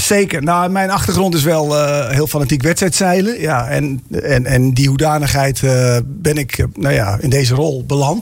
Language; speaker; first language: Dutch; native; Dutch